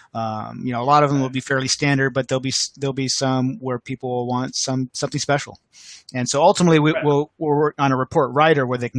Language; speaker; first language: English; native; English